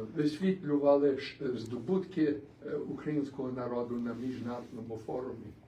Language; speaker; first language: Ukrainian; early bilingual, other home language; English